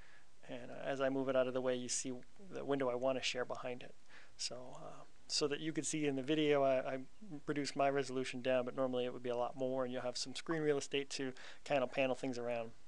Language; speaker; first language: English; native; English